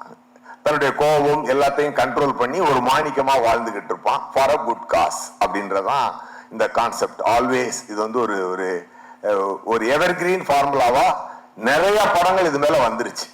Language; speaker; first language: Tamil; native; Tamil